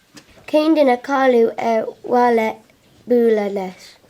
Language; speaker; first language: Irish; non-native, local second language; English